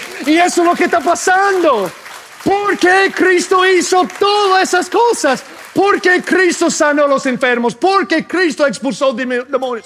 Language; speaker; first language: Spanish; non-native, fluent; English